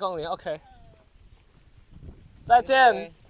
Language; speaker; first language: Chinese; non-native, learner; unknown